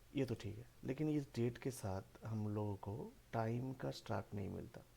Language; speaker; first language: Hindi; non-native, local second language; Bangla